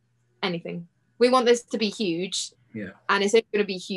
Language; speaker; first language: English; native; English